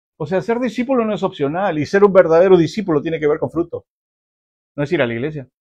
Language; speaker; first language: Spanish; native; Spanish